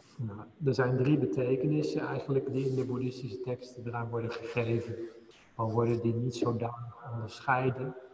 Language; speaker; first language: Dutch; native; Dutch